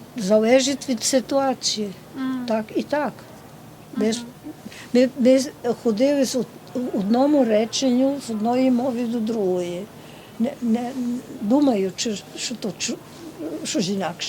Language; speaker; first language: Ukrainian; early bilingual, heritage; Ukrainian